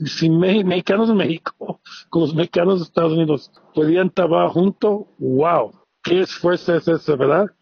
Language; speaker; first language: Spanish; early bilingual, heritage; Spanish